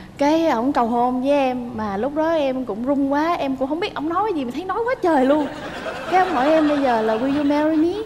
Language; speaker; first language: Vietnamese; native; Vietnamese